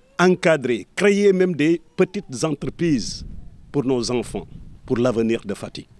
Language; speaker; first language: French; non-native, local second language; Serer